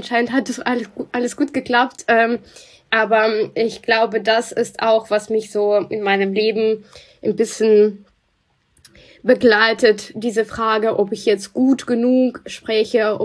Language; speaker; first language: German; non-native, fluent; Russian